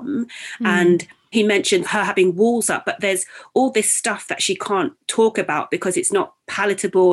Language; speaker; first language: English; native; English